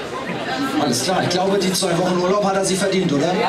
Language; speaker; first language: German; native; German